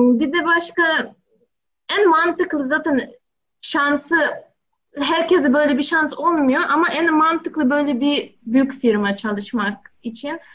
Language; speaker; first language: Turkish; non-native, learner; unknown